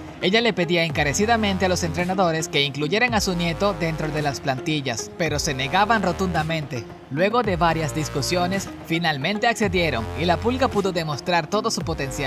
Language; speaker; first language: Spanish; native; Spanish